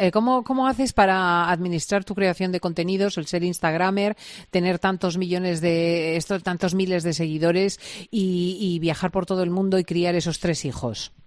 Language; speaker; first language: Spanish; native; Spanish